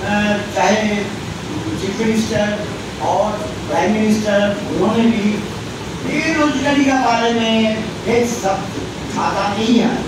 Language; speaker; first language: Hindi; non-native, local second language; Bangla